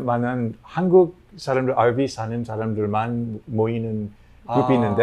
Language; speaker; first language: Korean; non-native, learner; English